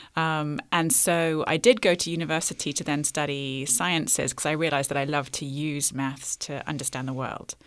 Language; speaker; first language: English; native; English